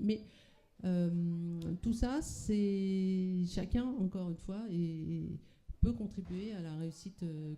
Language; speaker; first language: French; native; French